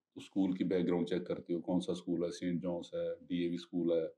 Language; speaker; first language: Hindi; native; Hindi